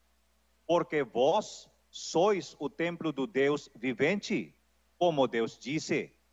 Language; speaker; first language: Portuguese; native; Portuguese